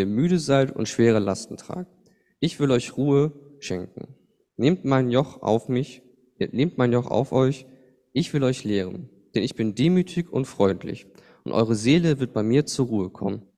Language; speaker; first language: German; native; German